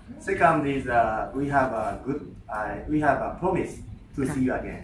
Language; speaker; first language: English; non-native, learner; Japanese